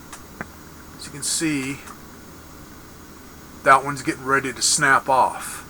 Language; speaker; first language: English; native; English